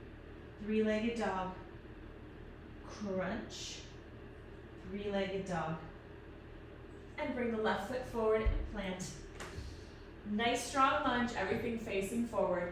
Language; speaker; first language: English; native; English